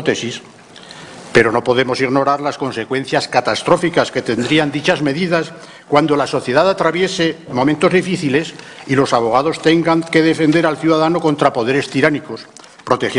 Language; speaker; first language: Spanish; native; Spanish